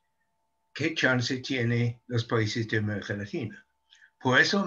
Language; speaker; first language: Spanish; non-native, fluent; English